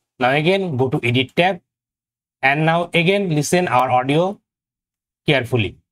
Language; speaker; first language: English; non-native, local second language; Bangla